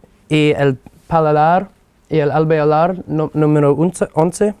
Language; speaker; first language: Spanish; non-native, fluent; English